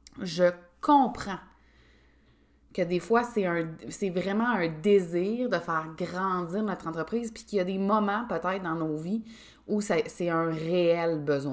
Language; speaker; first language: French; native; French